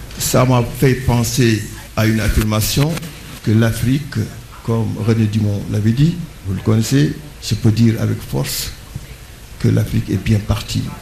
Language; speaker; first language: French; non-native, local second language; Wolof